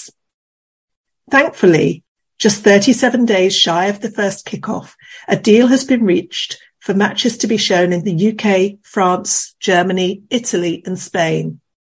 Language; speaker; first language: English; native; English